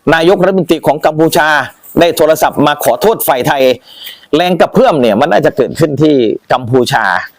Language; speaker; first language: Thai; native; Thai